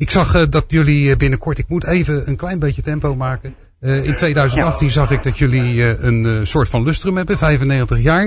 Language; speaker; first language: Dutch; native; Dutch